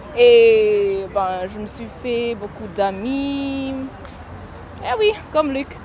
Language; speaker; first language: French; non-native, fluent; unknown